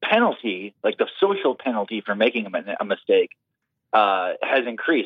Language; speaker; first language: English; native; English